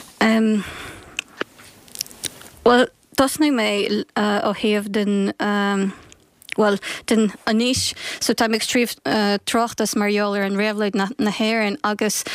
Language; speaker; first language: Irish; non-native, fluent; Ukrainian